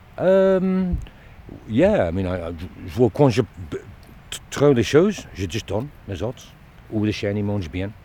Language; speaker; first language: French; non-native, learner; Dutch